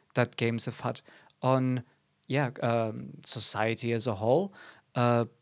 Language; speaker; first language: English; non-native, fluent; German